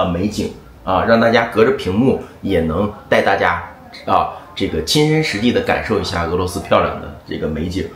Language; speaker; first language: Chinese; native; Chinese